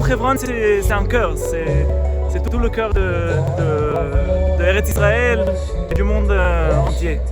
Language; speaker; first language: French; early bilingual, heritage; French